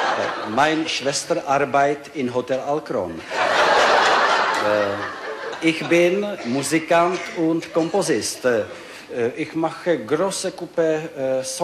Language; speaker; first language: German; non-native, learner; Czech